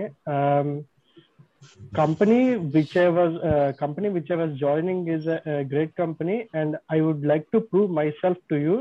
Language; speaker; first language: English; non-native, local second language; Telugu